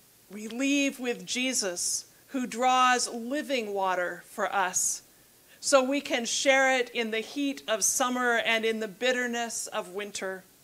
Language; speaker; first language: English; native; English